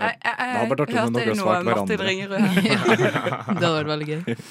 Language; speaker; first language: Norwegian; native; Norwegian